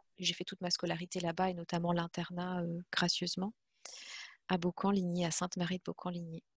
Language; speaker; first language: French; non-native, local second language; Kinyarwanda